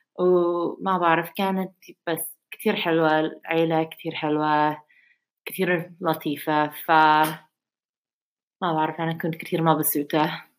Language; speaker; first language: Arabic; non-native, learner; English